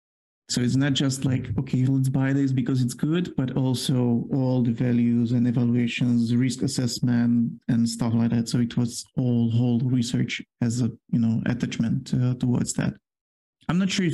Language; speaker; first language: English; non-native, fluent; Polish